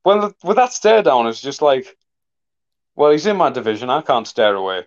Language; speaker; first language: English; native; English